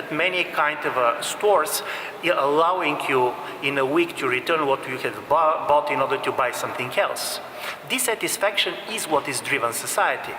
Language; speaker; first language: English; non-native, fluent; Bulgarian